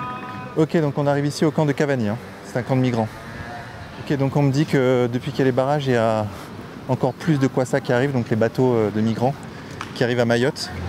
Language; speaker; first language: French; native; French